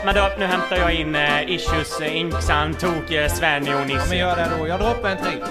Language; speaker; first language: Swedish; native; Swedish